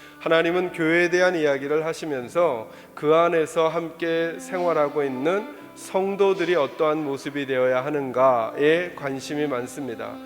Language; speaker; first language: Korean; native; Korean